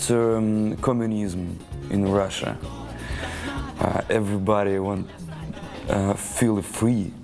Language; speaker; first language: English; non-native, learner; Russian